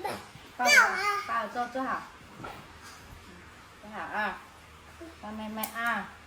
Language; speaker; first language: Chinese; native; Chinese